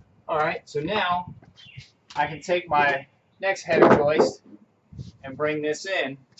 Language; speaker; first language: English; native; English